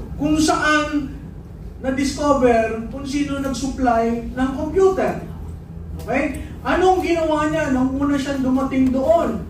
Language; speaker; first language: Filipino; native; Filipino